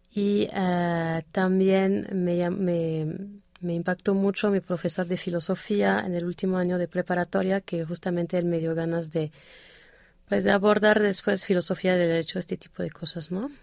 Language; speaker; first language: Spanish; non-native, fluent; French